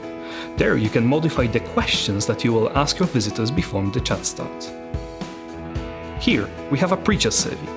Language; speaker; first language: English; non-native, fluent; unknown